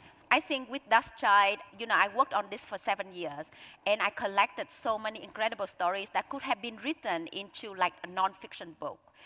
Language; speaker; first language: English; non-native, fluent; Vietnamese